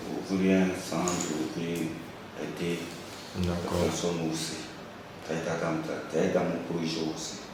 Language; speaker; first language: French; non-native, local second language; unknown